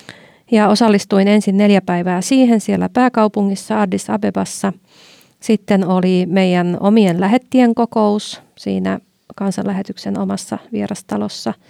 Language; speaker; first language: Finnish; native; Finnish